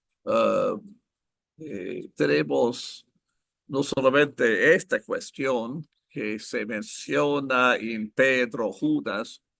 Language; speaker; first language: Spanish; non-native, fluent; English